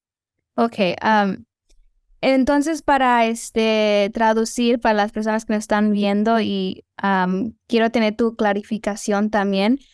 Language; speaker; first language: Spanish; early bilingual, heritage; Spanish